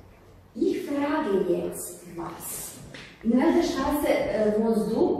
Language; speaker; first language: German; non-native, fluent; Croatian